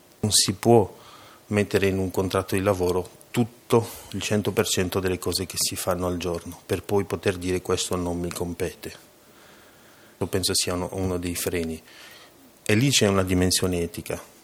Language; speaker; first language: Italian; non-native, fluent; French